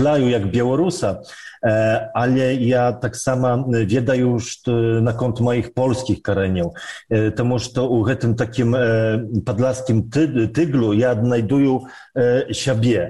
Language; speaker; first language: Polish; non-native, local second language; Belarusian